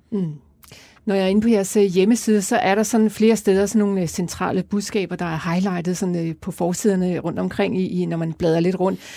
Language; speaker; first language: Danish; native; Danish